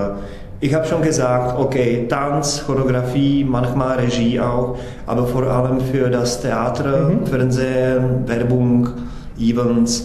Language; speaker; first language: German; non-native, fluent; Czech